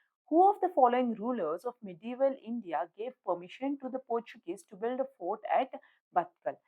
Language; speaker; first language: English; non-native, local second language; Telugu